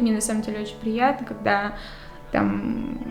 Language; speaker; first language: Russian; native; Russian